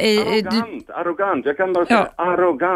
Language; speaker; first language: Swedish; non-native, fluent; Hungarian